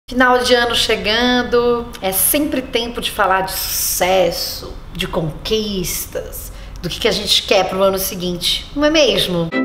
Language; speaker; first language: Portuguese; native; Portuguese